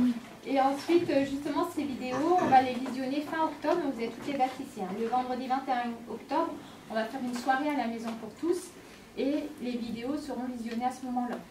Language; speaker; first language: French; native; French